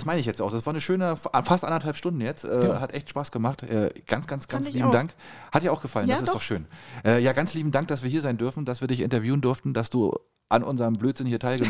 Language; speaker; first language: German; native; German